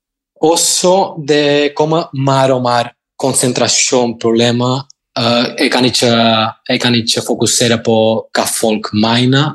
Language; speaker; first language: Norwegian; non-native, fluent; Spanish